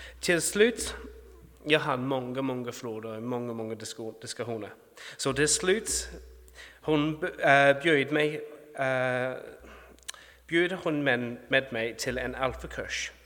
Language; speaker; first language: Swedish; non-native, fluent; English